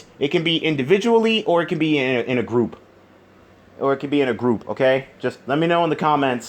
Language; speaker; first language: English; native; English